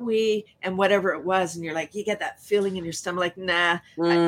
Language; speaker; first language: English; native; English